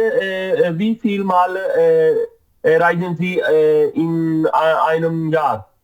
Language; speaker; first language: German; non-native, learner; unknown